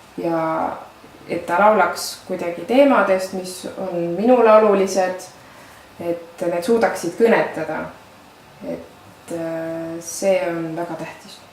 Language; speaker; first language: Estonian; native; Estonian